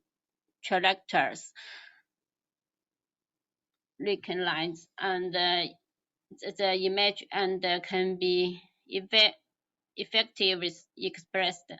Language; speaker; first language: English; non-native, learner; Chinese